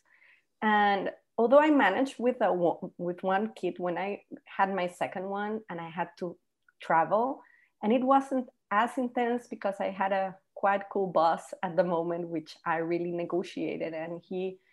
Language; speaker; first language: English; non-native, fluent; Spanish